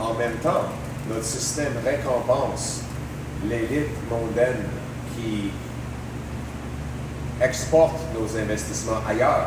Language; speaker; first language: French; non-native, local second language; English